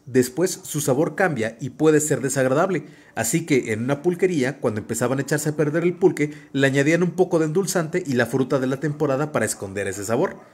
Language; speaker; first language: Spanish; native; Spanish